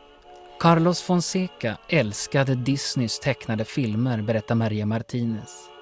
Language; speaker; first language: Swedish; native; Swedish